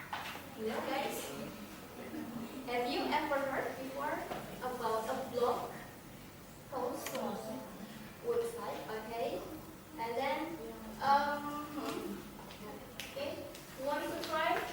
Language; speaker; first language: English; non-native, fluent; Indonesian